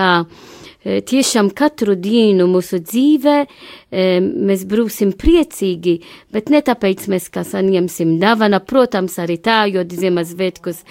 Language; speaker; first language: Latvian; non-native, learner; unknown